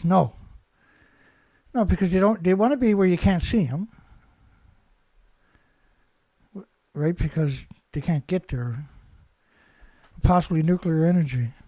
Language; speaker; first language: English; native; English